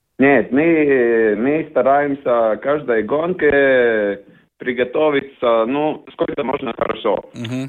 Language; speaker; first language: Russian; non-native, learner; Latvian